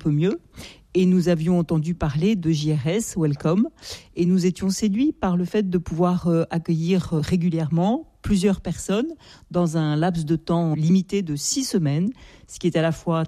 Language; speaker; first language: French; native; French